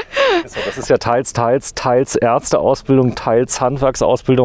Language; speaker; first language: German; native; German